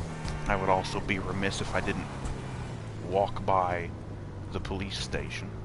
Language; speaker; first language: English; native; English